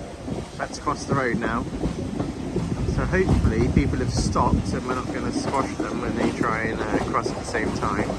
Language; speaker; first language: English; native; English